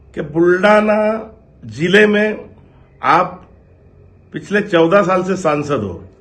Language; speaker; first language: Hindi; non-native, local second language; Marathi